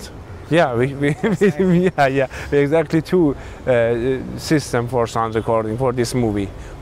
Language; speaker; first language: English; non-native, learner; Persian